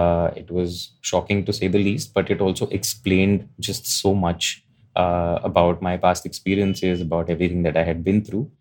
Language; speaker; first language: English; non-native, local second language; Hindi